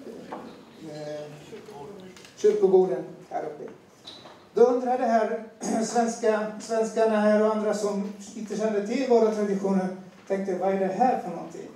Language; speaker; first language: Swedish; non-native, fluent; Turoyo